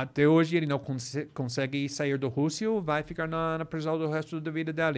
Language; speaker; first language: Portuguese; non-native, fluent; English